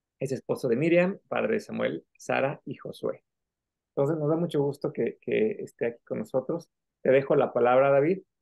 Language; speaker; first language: Spanish; native; Spanish